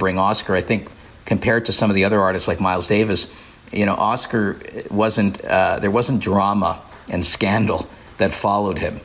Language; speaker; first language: English; native; English